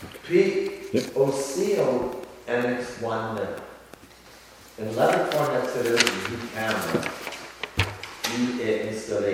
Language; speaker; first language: French; non-native, learner; English